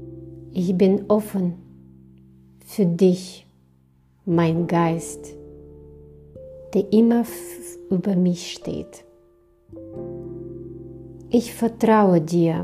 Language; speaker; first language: German; non-native, fluent; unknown